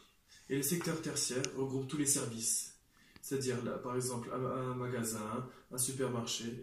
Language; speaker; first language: French; native; French